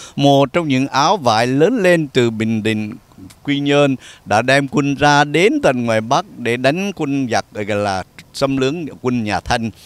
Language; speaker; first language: Vietnamese; native; Vietnamese